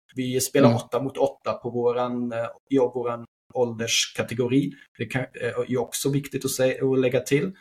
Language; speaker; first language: Swedish; non-native, fluent; German